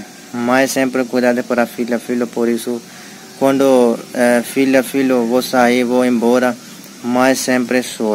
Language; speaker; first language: Portuguese; non-native, learner; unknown